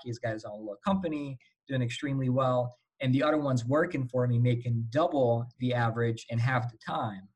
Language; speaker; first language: English; non-native, fluent; Slovak